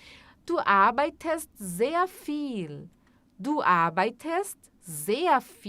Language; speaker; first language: German; non-native, fluent; Portuguese